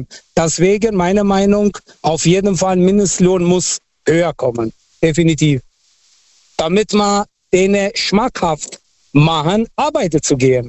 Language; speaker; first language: German; non-native, local second language; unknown